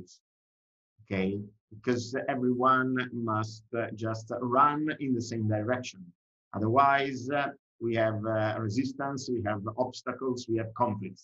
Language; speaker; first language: English; non-native, fluent; Italian